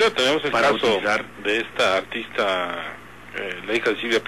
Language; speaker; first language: Spanish; native; Spanish